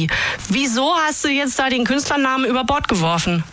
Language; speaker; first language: German; native; German